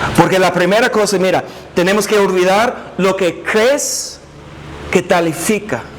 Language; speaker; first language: Spanish; non-native, fluent; English